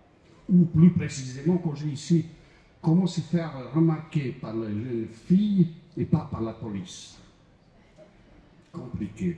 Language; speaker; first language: French; non-native, fluent; Croatian